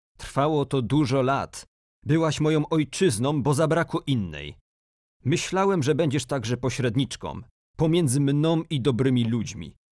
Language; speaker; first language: Polish; native; Polish